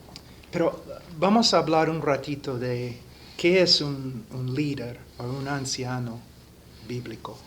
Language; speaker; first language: Spanish; non-native, fluent; English